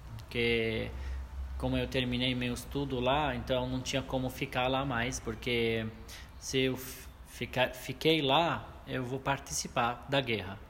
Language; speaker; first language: Portuguese; non-native, fluent; Arabic